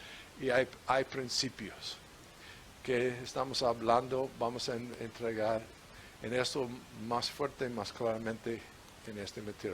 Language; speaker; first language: Spanish; non-native, fluent; English